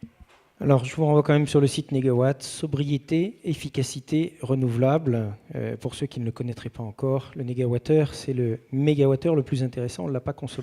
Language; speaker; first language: French; native; French